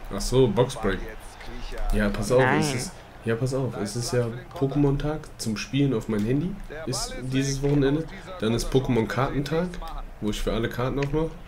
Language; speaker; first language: German; native; German